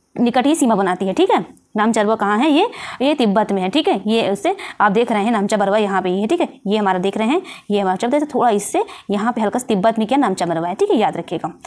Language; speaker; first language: Hindi; native; Hindi